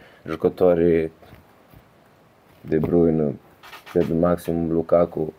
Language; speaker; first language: Romanian; early bilingual, heritage; Romanian